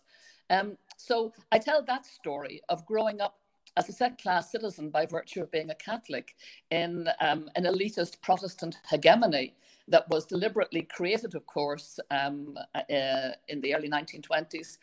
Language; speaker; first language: English; native; English